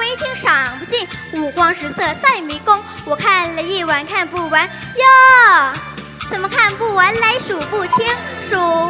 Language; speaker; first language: Chinese; non-native, fluent; Thai